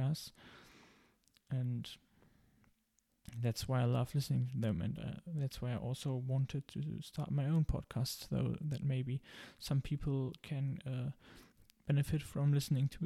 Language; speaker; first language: English; non-native, fluent; German